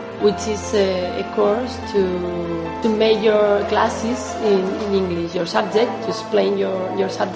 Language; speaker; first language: English; non-native, fluent; Spanish